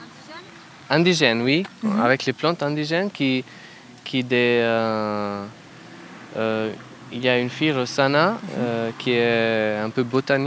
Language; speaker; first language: French; non-native, learner; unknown